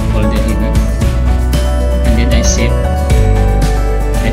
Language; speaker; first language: English; non-native, learner; Indonesian